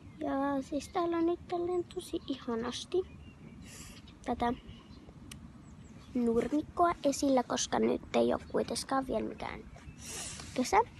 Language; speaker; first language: Finnish; native; Finnish